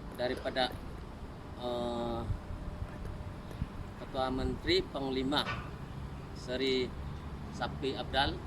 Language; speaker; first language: Indonesian; non-native, local second language; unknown